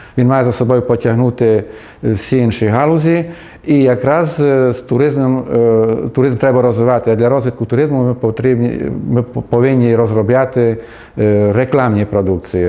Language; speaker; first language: Ukrainian; native; Ukrainian